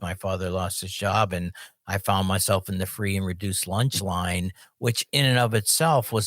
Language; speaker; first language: English; native; English